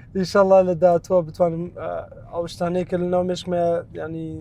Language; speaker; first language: Central Kurdish; non-native, local second language; Southern Kurdish